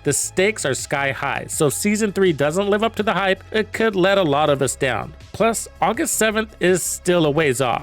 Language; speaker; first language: English; native; English